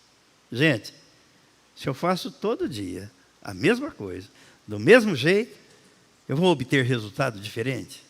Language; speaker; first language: Portuguese; native; Portuguese